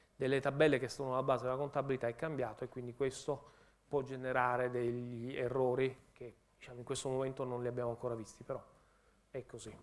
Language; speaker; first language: Italian; native; Italian